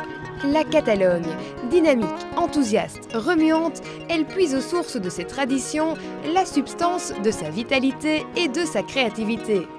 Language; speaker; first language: French; native; French